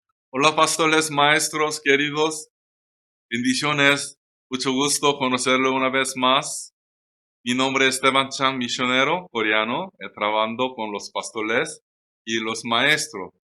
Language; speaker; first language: Spanish; non-native, learner; Korean